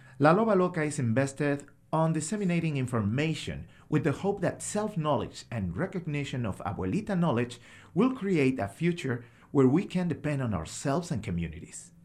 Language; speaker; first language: English; non-native, fluent; Spanish